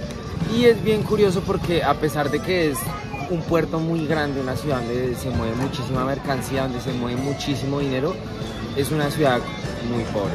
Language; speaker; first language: Spanish; native; Spanish